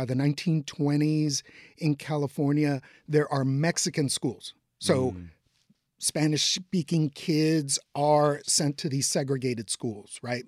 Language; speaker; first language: English; early bilingual, other home language; Spanish